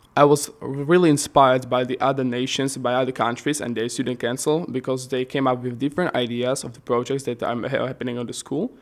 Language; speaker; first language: English; non-native, fluent; Slovak